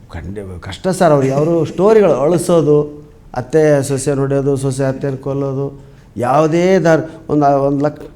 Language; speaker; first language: Kannada; native; Kannada